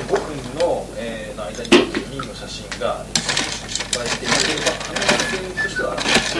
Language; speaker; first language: Japanese; native; Japanese